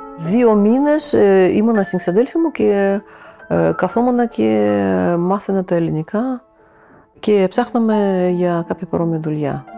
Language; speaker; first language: Greek; non-native, fluent; Russian